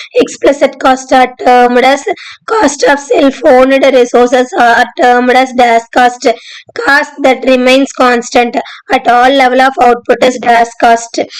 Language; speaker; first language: English; non-native, local second language; Tamil